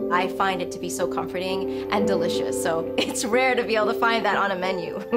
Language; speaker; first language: English; early bilingual, other home language; Chinese